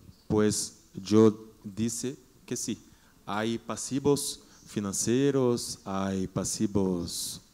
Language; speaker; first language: Spanish; non-native, learner; Portuguese